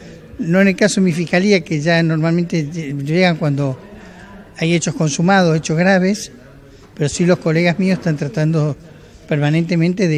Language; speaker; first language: Spanish; native; Spanish